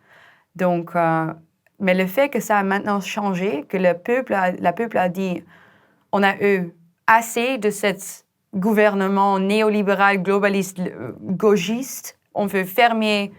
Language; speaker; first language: French; non-native, fluent; Dutch